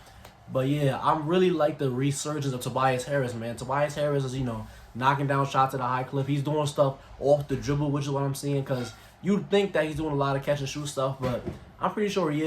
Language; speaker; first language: English; native; English